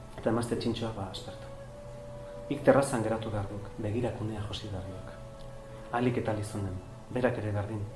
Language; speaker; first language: Basque; native; Basque